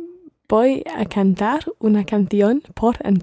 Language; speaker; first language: Spanish; non-native, learner; English